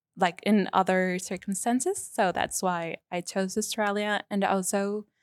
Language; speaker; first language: English; non-native, fluent; Spanish